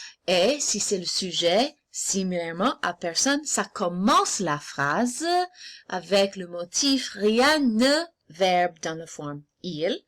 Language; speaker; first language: French; non-native, fluent; English